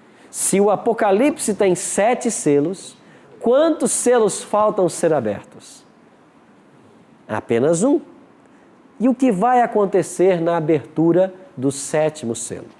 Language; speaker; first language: Portuguese; native; Portuguese